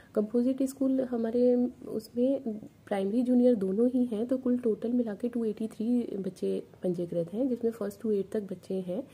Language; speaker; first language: Hindi; native; Hindi